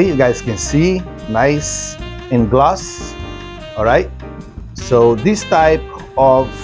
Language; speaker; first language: English; non-native, fluent; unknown